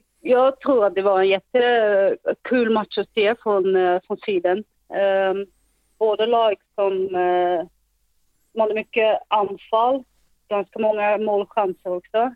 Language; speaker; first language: Swedish; non-native, fluent; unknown